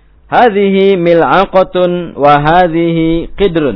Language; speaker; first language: Arabic; non-native, fluent; Indonesian